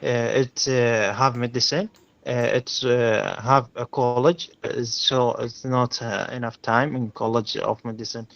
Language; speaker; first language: English; non-native, learner; Arabic